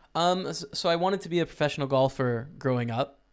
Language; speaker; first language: English; native; English